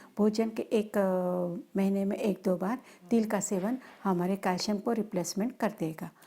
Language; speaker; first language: Hindi; non-native, local second language; Marathi